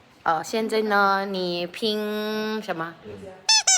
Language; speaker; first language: Chinese; non-native, fluent; Filipino